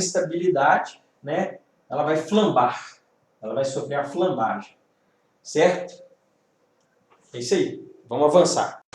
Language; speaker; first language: Portuguese; native; Portuguese